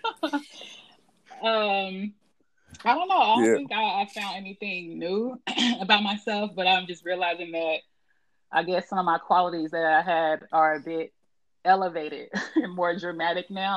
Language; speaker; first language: English; native; English